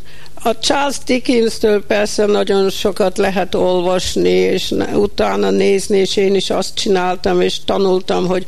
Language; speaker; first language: Hungarian; early bilingual, heritage; Hungarian